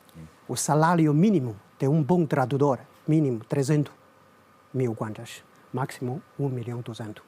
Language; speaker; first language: Portuguese; non-native, learner; Chinese